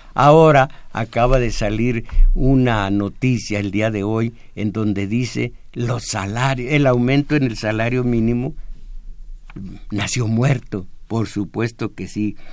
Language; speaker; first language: Spanish; native; Spanish